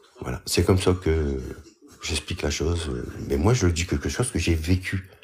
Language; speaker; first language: French; early bilingual, other home language; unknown